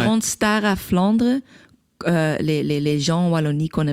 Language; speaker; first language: French; non-native, local second language; Dutch